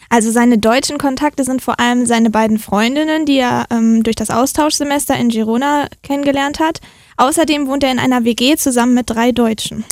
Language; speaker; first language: German; native; German